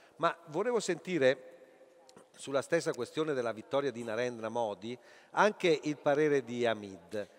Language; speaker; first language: Italian; native; Italian